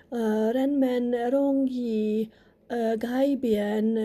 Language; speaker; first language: Chinese; non-native, learner; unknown